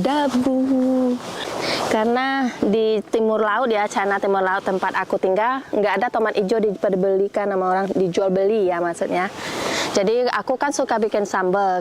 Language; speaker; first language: Indonesian; native; Indonesian